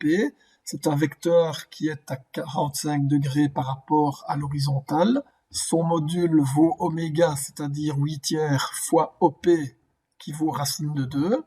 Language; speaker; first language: French; native; French